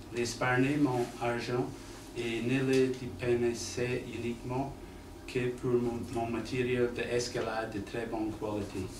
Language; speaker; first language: French; non-native, learner; English